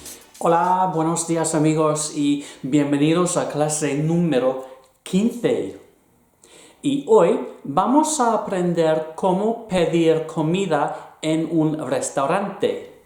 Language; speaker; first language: Spanish; non-native, fluent; English